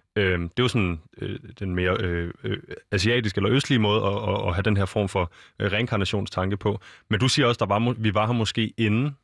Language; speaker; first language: Danish; native; Danish